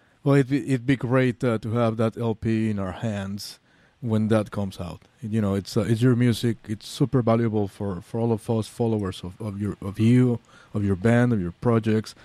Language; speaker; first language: English; non-native, fluent; Spanish